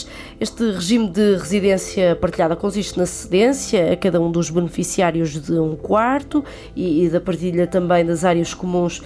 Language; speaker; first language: Portuguese; native; Portuguese